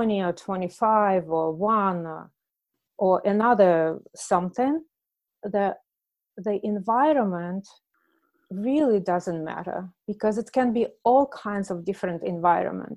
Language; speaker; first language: English; non-native, fluent; Russian